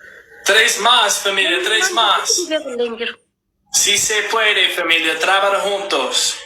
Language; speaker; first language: Spanish; non-native, learner; English